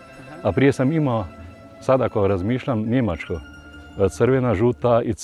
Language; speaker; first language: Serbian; non-native, learner; Slovenian